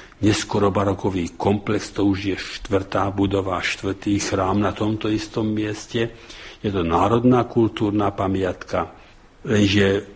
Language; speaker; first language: Slovak; native; Slovak